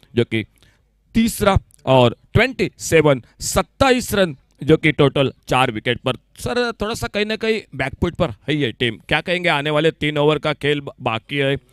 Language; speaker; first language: Hindi; non-native, local second language; Marathi